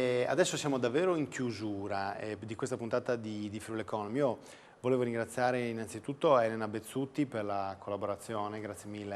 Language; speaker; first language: Italian; native; Italian